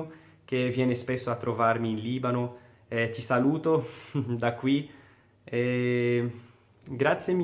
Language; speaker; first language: Italian; non-native, fluent; Arabic